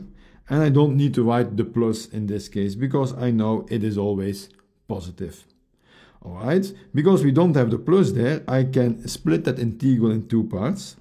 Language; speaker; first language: English; non-native, fluent; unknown